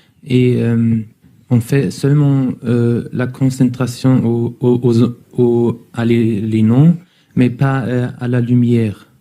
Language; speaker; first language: French; non-native, learner; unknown